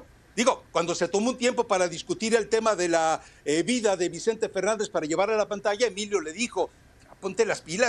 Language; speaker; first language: Spanish; native; Spanish